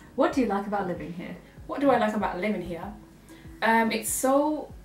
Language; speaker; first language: English; native; English